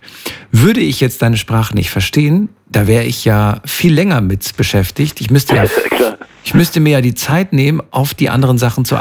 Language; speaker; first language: German; native; German